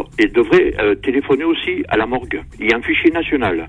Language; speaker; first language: French; native; French